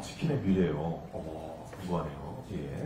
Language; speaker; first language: Korean; native; Korean